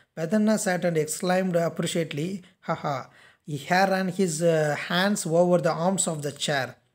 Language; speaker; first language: English; non-native, local second language; Tamil